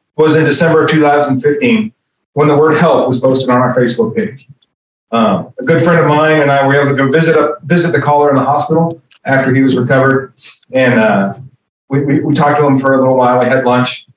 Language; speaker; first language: English; native; English